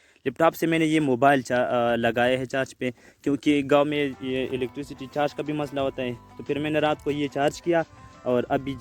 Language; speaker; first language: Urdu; non-native, local second language; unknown